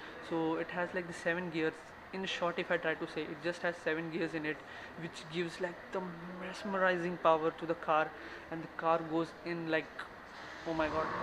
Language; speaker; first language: English; non-native, fluent; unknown